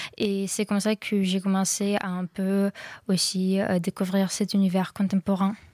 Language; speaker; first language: French; non-native, fluent; Ukrainian